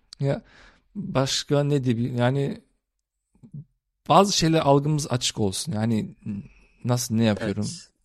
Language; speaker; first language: Turkish; early bilingual, heritage; Turkish